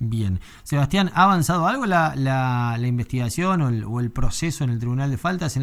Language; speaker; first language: Spanish; native; Spanish